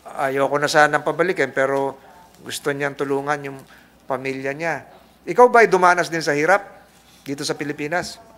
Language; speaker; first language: Filipino; native; Filipino